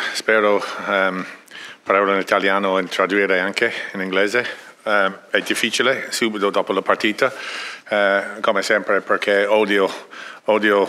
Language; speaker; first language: Italian; non-native, learner; English